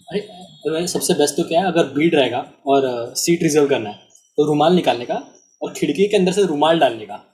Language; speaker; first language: Hindi; non-native, local second language; Marathi